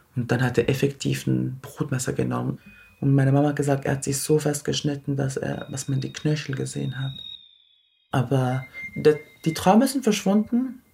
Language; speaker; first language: German; early bilingual, other home language; Japanese